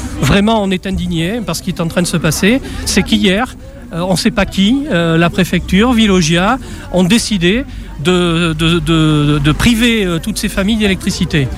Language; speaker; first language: French; native; French